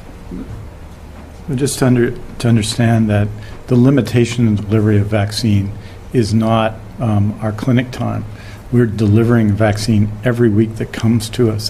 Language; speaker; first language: English; native; English